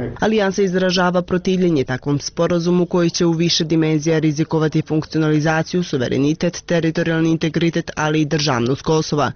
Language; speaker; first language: Serbian; non-native, local second language; Albanian